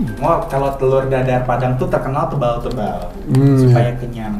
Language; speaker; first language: Indonesian; native; Indonesian